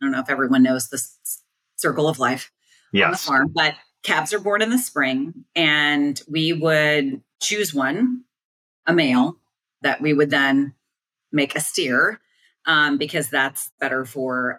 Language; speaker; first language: English; native; English